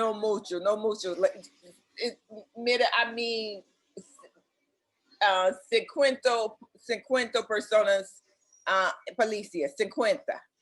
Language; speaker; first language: Spanish; non-native, learner; English